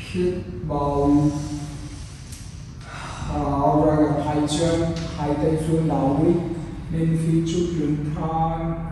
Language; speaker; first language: Vietnamese; non-native, learner; Hindi